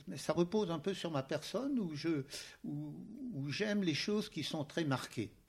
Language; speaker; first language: French; native; French